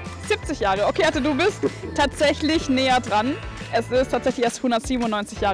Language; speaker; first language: German; native; German